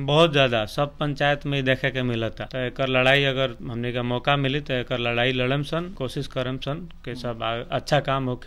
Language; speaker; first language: Hindi; native; Hindi